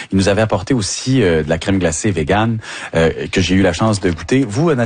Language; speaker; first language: French; native; French